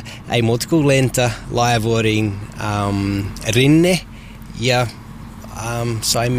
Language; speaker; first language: Finnish; non-native, learner; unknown